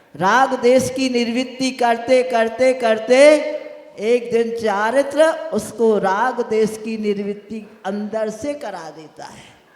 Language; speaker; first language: Hindi; native; Hindi